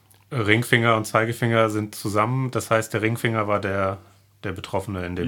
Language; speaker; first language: German; native; German